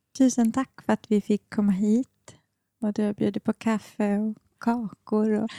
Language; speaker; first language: Swedish; native; Swedish